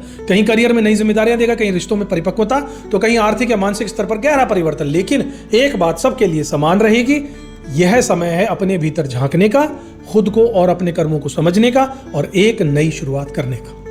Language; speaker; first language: Hindi; native; Hindi